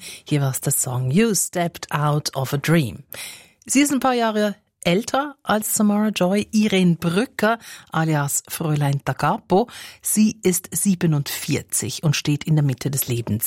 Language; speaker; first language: German; native; German